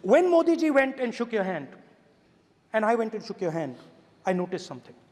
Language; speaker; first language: English; non-native, local second language; Hindi